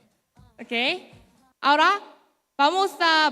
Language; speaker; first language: Spanish; non-native, learner; Korean